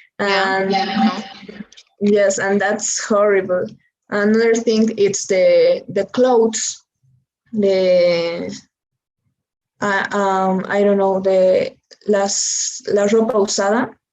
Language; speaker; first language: English; non-native, learner; Spanish